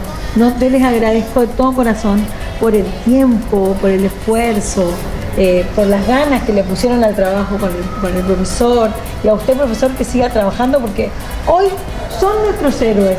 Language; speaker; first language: Spanish; native; Spanish